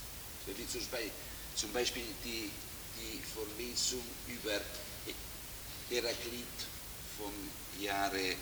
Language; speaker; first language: German; non-native, fluent; Italian